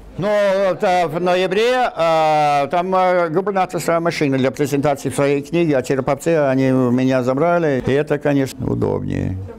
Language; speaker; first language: Russian; non-native, fluent; English